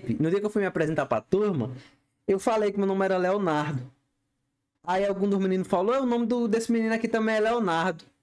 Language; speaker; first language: Portuguese; native; Portuguese